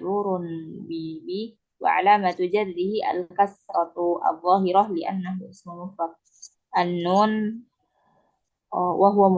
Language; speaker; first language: Arabic; non-native, learner; Indonesian